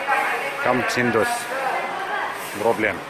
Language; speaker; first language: English; non-native, learner; Arabic